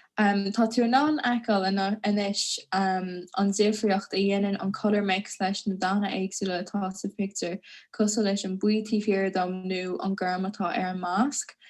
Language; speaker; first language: Irish; native; Irish